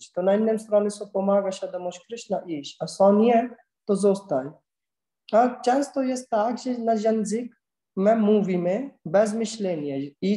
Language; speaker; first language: Polish; non-native, learner; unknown